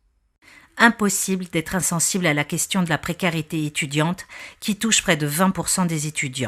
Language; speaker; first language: French; native; French